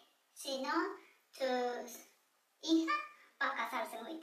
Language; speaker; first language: Spanish; non-native, learner; Japanese